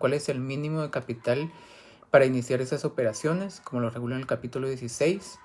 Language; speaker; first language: Spanish; native; Spanish